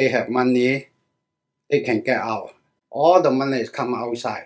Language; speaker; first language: English; non-native, learner; Cantonese